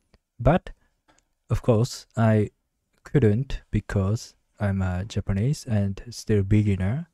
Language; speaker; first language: English; non-native, learner; Japanese